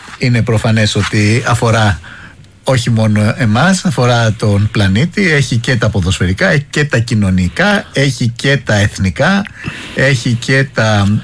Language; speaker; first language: Greek; native; Greek